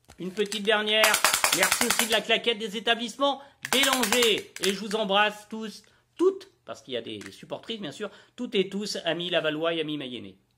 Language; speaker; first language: French; native; French